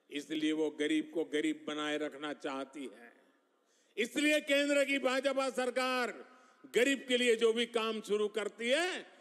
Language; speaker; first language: Hindi; non-native, local second language; Gujarati